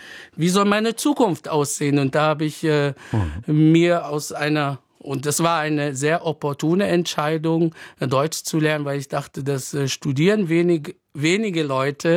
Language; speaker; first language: German; non-native, fluent; Arabic